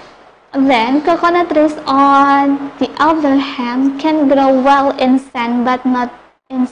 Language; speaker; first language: English; non-native, local second language; Indonesian